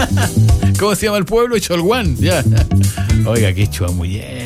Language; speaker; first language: Spanish; native; Spanish